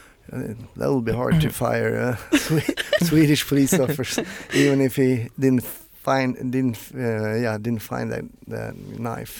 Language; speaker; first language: English; non-native, fluent; Swedish